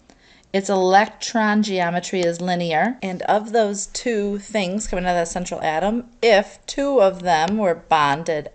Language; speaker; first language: English; native; English